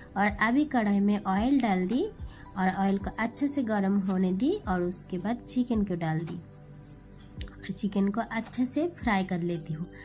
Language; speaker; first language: Hindi; non-native, local second language; Bangla